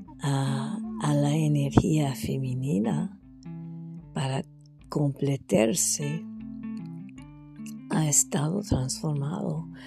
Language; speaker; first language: Spanish; non-native, fluent; French